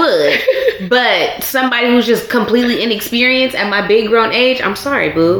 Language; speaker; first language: English; native; English